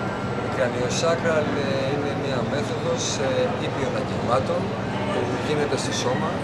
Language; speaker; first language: Greek; native; Greek